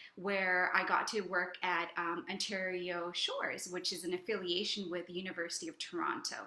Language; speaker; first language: English; native; English